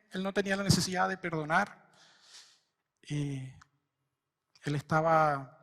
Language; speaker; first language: Spanish; native; Spanish